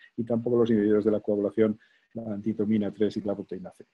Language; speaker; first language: Spanish; native; Spanish